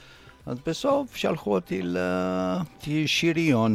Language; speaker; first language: Hebrew; non-native, fluent; Romanian